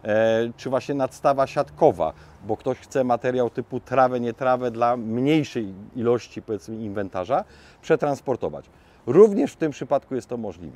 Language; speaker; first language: Polish; native; Polish